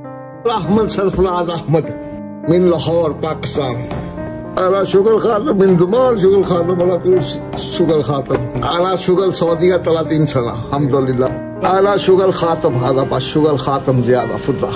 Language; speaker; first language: Arabic; non-native, learner; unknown